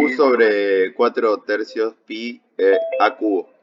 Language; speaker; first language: Spanish; native; Spanish